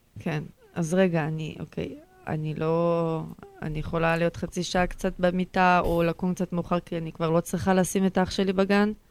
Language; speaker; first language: Hebrew; early bilingual, other home language; Russian